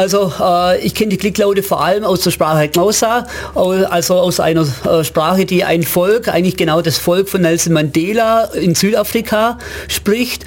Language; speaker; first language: German; native; German